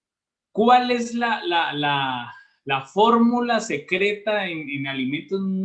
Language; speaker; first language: Spanish; native; Spanish